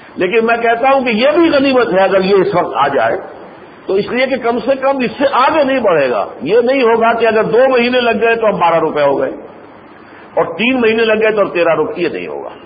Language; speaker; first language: Urdu; native; Urdu